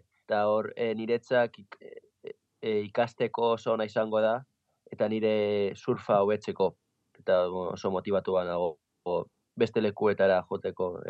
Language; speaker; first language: Basque; non-native, local second language; Spanish